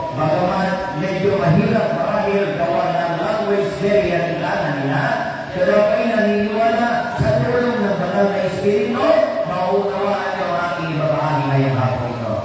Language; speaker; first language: Filipino; non-native, local second language; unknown